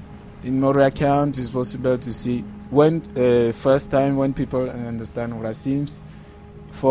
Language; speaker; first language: English; non-native, learner; Persian